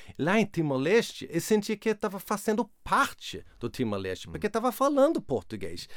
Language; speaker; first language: Portuguese; non-native, fluent; Swedish